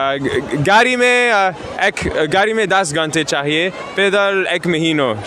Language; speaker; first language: Hindi; non-native, learner; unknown